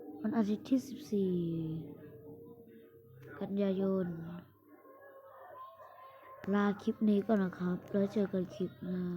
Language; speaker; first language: Thai; native; Thai